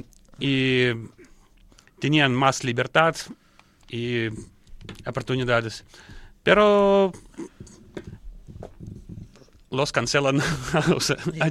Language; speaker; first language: Spanish; non-native, learner; Russian